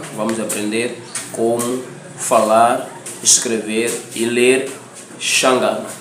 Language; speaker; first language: Portuguese; non-native, local second language; Tsonga